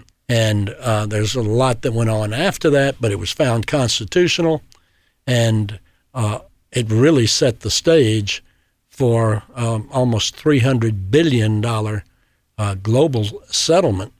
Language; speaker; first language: English; native; English